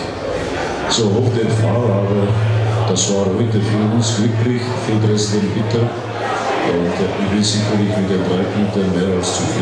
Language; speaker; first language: German; non-native, fluent; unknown